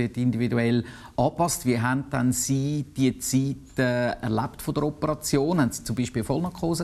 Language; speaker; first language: German; native; German